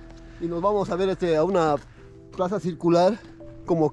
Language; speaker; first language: Spanish; native; Spanish